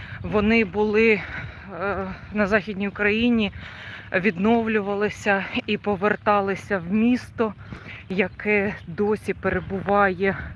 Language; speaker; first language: Ukrainian; non-native, local second language; Russian